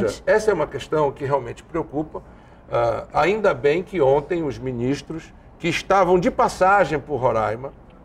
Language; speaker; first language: Portuguese; native; Portuguese